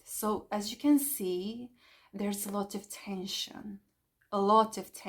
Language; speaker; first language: English; non-native, fluent; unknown